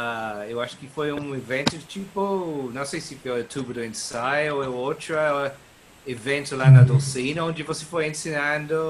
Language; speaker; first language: Portuguese; non-native, learner; English